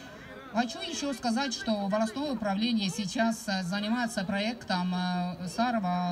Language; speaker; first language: Russian; non-native, local second language; Estonian